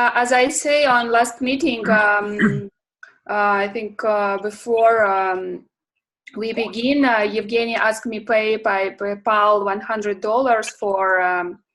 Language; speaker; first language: English; non-native, learner; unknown